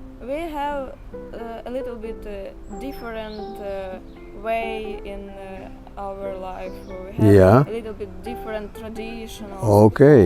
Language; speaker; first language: English; non-native, learner; Ukrainian